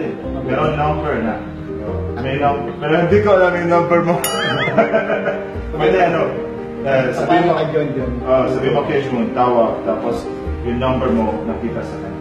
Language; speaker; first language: Filipino; non-native, learner; Arabic